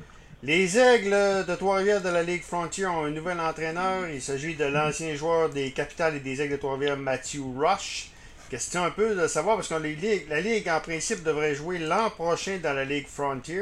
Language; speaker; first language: French; native; French